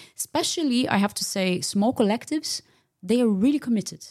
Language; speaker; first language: English; non-native, fluent; Portuguese